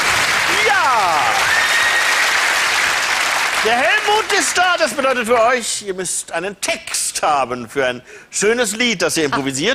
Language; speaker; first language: German; native; German